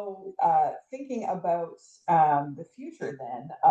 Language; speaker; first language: English; native; English